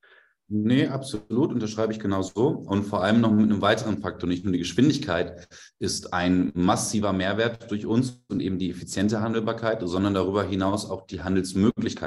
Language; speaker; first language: German; native; German